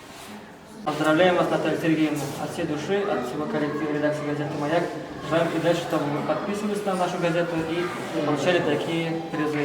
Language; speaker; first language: Russian; native; Russian